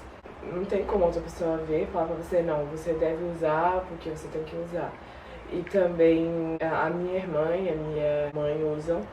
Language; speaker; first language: Portuguese; early bilingual, other home language; Arabic